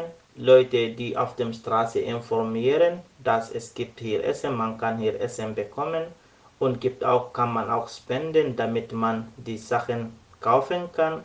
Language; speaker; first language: German; non-native, learner; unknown